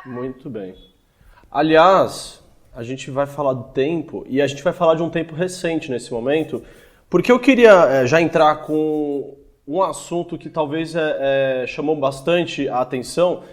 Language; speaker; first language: Portuguese; native; Portuguese